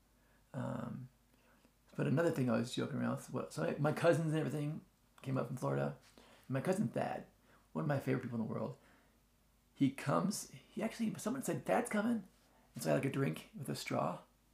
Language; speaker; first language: English; native; English